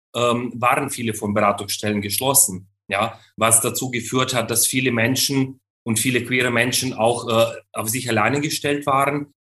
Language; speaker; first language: German; non-native, fluent; Ukrainian